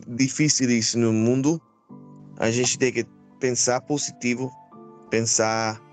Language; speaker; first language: Portuguese; non-native, learner; English